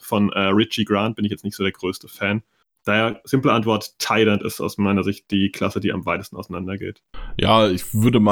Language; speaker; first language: German; native; German